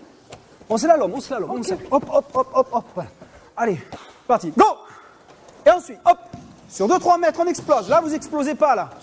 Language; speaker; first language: French; native; French